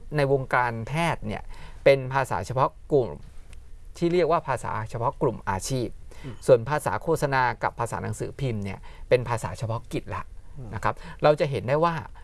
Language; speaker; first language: Thai; native; Thai